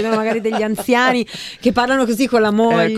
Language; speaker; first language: Italian; early bilingual, heritage; Italian